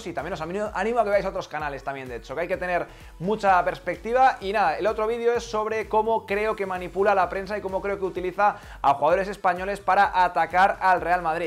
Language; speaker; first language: Spanish; native; Spanish